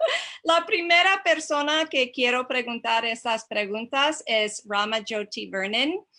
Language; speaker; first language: Spanish; non-native, learner; English